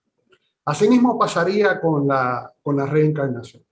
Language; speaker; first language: Spanish; native; Spanish